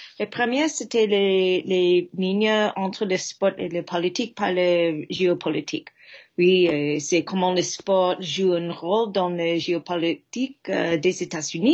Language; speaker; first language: French; non-native, fluent; English